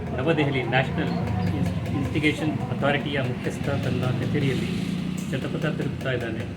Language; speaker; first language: Kannada; non-native, local second language; Urdu